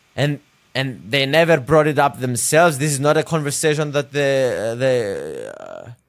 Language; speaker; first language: English; non-native, fluent; Greek